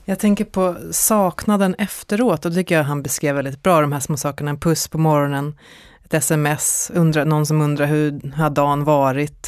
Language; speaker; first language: Swedish; native; Swedish